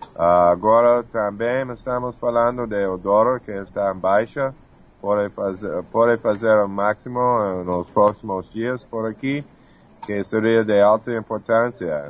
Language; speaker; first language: Portuguese; non-native, fluent; English